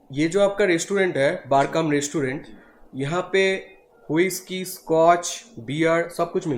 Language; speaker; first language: Hindi; non-native, local second language; Bangla